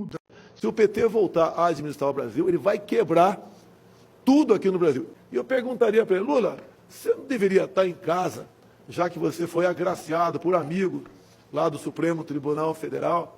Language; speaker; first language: Portuguese; native; Portuguese